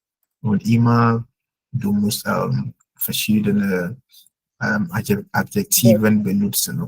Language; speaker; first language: German; non-native, fluent; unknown